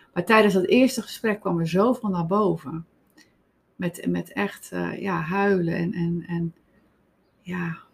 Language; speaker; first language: Dutch; native; Dutch